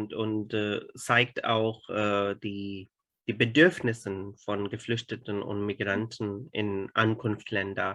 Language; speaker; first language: German; non-native, fluent; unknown